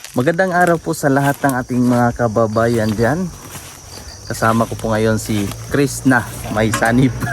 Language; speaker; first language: Filipino; non-native, local second language; Cebuano